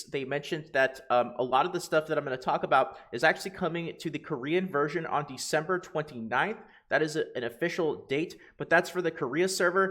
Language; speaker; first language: English; native; English